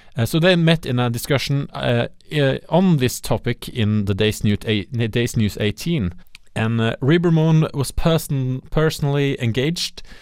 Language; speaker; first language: English; non-native, fluent; Norwegian